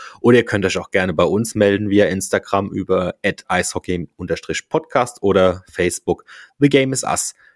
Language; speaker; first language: German; native; German